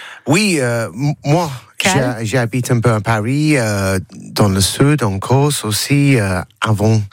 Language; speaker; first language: French; non-native, learner; English